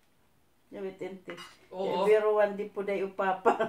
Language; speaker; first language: Swedish; non-native, learner; Filipino